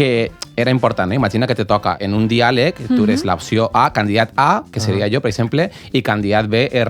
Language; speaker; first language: Catalan; native; Catalan